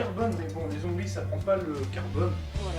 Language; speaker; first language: French; native; French